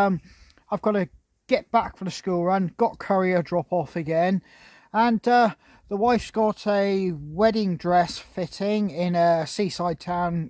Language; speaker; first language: English; native; English